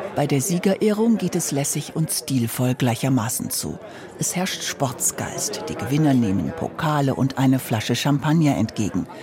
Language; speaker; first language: German; native; German